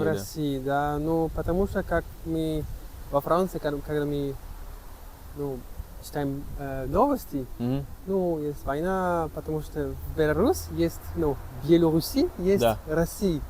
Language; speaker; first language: Russian; non-native, learner; French